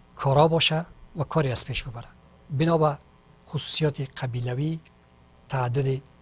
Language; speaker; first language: Persian; native; Persian